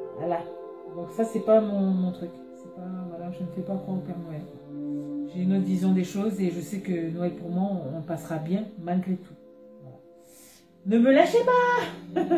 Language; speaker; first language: French; native; French